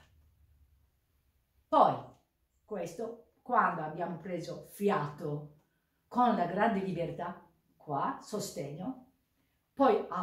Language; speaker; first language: Italian; non-native, learner; Japanese